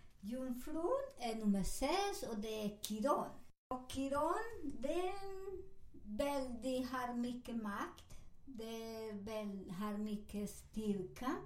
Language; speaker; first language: Swedish; non-native, learner; Spanish